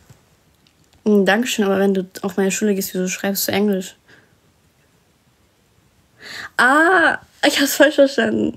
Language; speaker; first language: German; early bilingual, other home language; Arabic